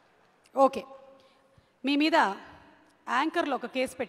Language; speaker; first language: Telugu; native; Telugu